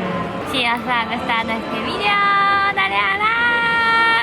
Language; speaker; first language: Spanish; non-native, fluent; Japanese